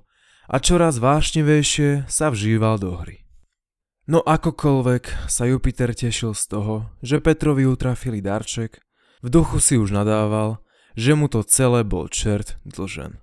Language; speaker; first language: Slovak; native; Slovak